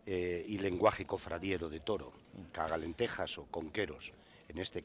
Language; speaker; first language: Spanish; native; Spanish